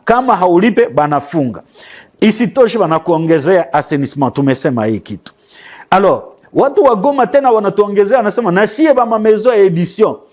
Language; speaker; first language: Swahili; native; Swahili